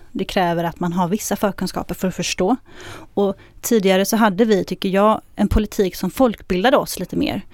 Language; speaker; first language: Swedish; early bilingual, other home language; Arabic